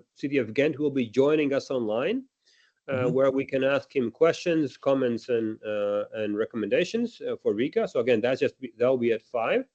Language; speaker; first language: English; non-native, fluent; Latvian